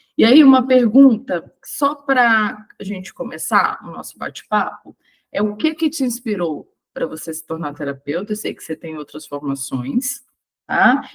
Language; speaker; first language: Portuguese; native; Portuguese